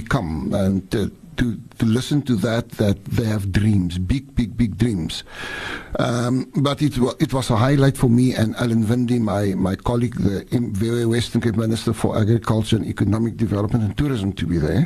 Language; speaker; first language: English; non-native, local second language; Afrikaans